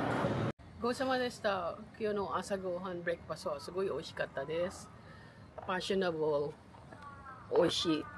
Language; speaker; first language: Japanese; non-native, learner; Filipino